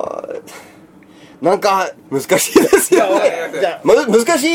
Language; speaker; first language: Japanese; non-native, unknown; Swedish